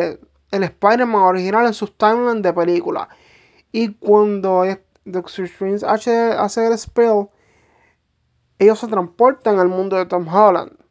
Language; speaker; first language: Spanish; native; Spanish